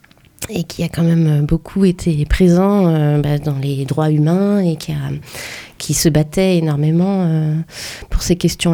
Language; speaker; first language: French; native; French